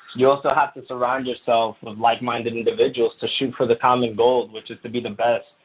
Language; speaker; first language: English; non-native, fluent; Spanish